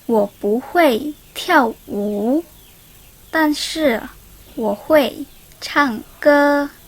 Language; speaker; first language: Chinese; non-native, learner; Indonesian